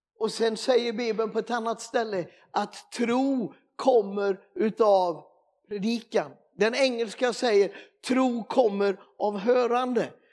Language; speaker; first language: Swedish; native; Swedish